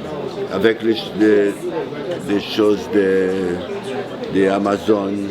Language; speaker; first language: French; non-native, learner; Portuguese